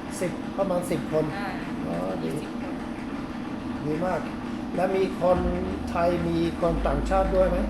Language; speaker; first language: Thai; non-native, fluent; Norwegian